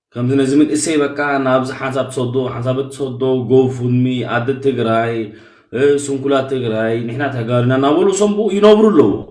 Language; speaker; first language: Tigrinya; early bilingual, heritage; Tigrinya